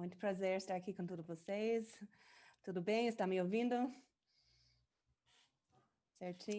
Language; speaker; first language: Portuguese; non-native, learner; English